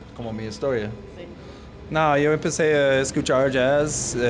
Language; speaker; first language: Spanish; non-native, learner; English